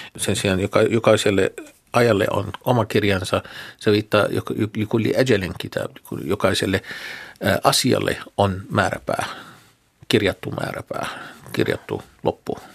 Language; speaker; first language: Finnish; non-native, fluent; Arabic